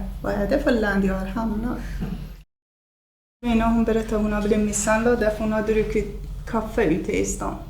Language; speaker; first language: Swedish; non-native, fluent; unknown